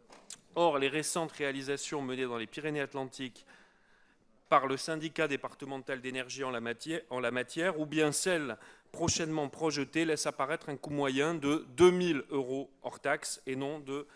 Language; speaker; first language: French; native; French